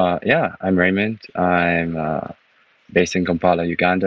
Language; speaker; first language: English; non-native, local second language; Ganda